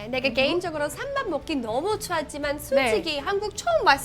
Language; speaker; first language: Korean; non-native, fluent; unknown